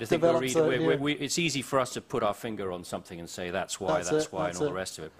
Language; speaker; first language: English; native; English